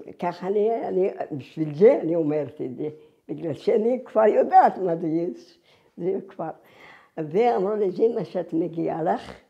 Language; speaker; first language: Hebrew; non-native, fluent; Arabic